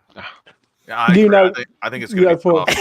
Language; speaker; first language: English; native; English